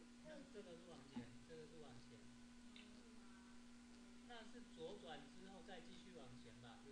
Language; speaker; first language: Chinese; native; Chinese